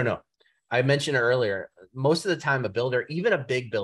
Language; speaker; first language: English; native; English